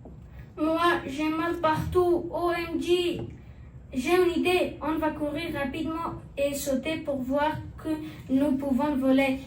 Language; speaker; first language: French; non-native, learner; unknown